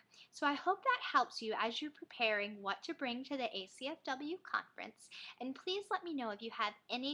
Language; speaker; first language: English; native; English